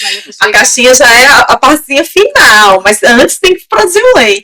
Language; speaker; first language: Portuguese; native; Portuguese